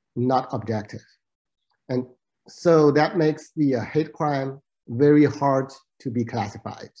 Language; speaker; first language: English; non-native, fluent; Chinese